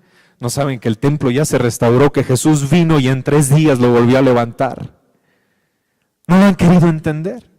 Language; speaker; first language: Spanish; native; Spanish